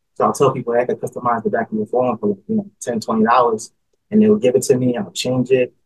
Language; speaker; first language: English; native; English